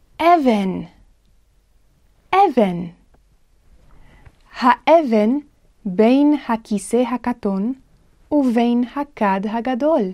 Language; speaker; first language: Hebrew; non-native, fluent; English